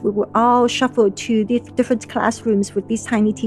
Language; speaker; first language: English; non-native, local second language; Cantonese